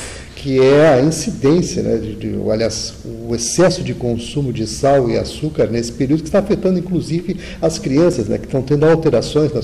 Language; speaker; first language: Portuguese; native; Portuguese